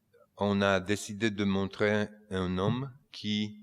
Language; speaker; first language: French; non-native, fluent; Polish